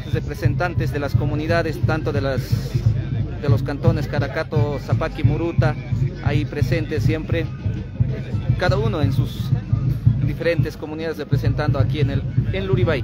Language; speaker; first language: Spanish; native; Spanish